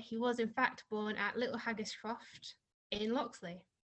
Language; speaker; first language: English; native; English